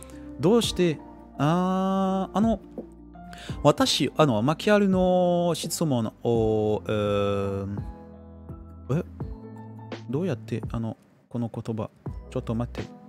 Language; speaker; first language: Japanese; non-native, learner; French